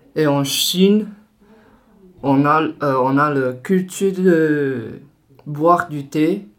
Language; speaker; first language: French; non-native, learner; Chinese